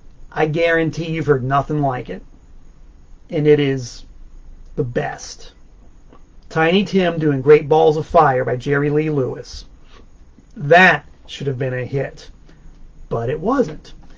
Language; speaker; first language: English; native; English